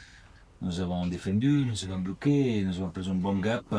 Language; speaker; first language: French; non-native, learner; Italian